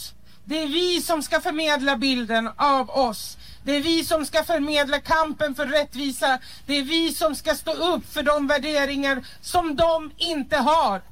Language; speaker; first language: Swedish; early bilingual, other home language; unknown